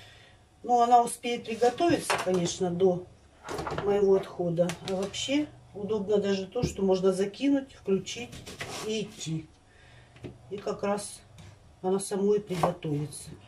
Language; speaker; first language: Russian; native; Russian